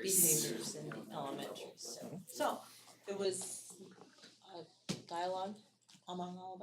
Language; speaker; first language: English; native; English